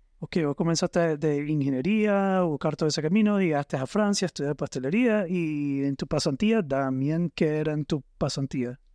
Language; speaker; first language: Spanish; native; Spanish